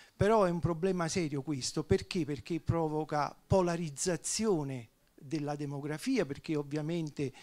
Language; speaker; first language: Italian; native; Italian